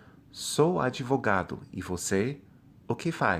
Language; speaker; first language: Portuguese; non-native, fluent; English